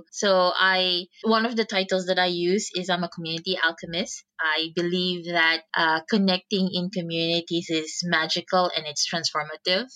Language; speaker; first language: English; non-native, local second language; Filipino